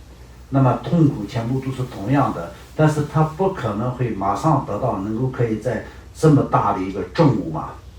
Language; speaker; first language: Chinese; non-native, local second language; Tibetan